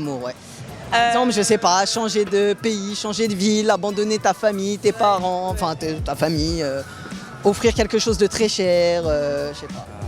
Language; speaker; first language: French; native; French